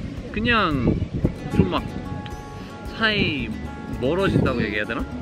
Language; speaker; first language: Korean; non-native, fluent; English